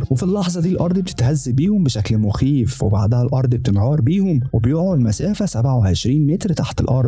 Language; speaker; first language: Arabic; native; Arabic